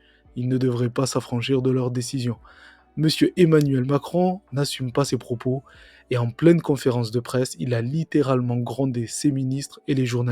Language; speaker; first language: French; native; French